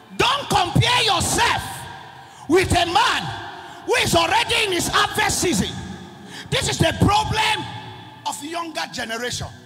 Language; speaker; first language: English; non-native, local second language; Yoruba